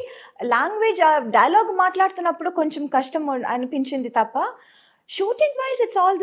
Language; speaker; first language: Telugu; non-native, local second language; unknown